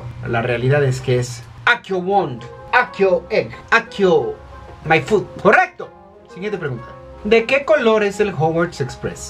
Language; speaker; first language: Spanish; native; Spanish